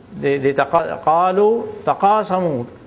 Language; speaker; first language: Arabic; non-native, fluent; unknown